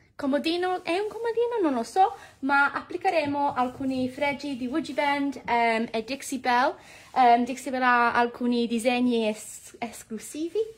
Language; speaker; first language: Italian; non-native, learner; English